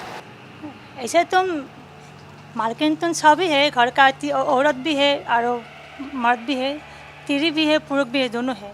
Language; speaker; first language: Hindi; non-native, local second language; Assamese